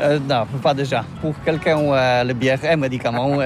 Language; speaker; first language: French; non-native, learner; Polish